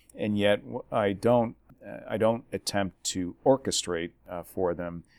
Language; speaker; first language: English; native; English